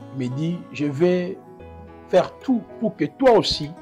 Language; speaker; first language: French; non-native, local second language; Lingala